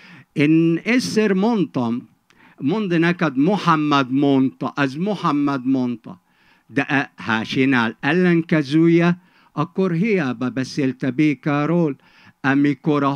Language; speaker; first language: Hungarian; non-native, fluent; Arabic